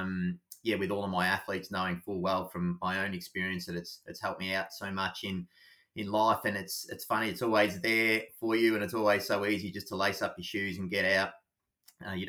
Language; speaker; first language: English; native; English